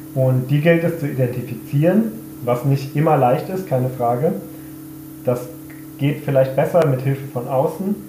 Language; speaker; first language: German; native; German